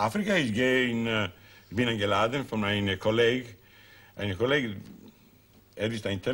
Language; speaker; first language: German; non-native, learner; Italian